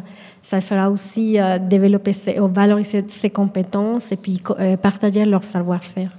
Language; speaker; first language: French; non-native, fluent; Spanish